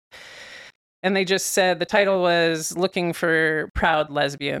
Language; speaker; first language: English; native; English